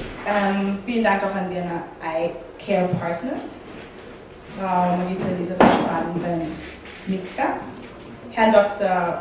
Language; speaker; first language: German; native; German